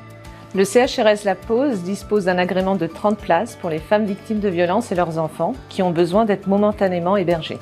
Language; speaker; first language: French; native; French